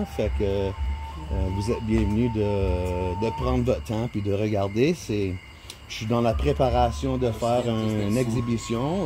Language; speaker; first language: French; non-native, local second language; English